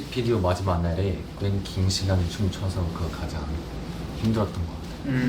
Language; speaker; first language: Korean; non-native, learner; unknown